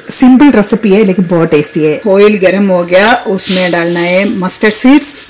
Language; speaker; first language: Hindi; non-native, local second language; Malayalam